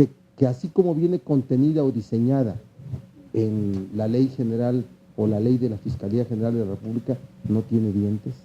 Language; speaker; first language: Spanish; native; Spanish